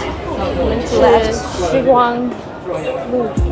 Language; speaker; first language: Chinese; non-native, learner; English